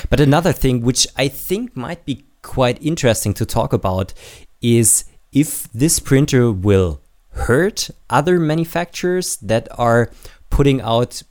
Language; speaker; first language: English; non-native, fluent; German